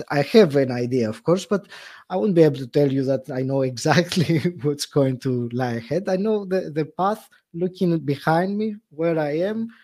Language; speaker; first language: English; non-native, fluent; Greek